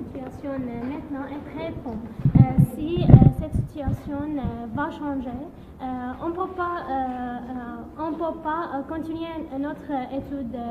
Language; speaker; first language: French; non-native, learner; Arabic